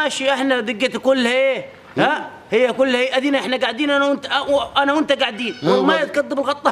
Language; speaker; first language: Arabic; native; Arabic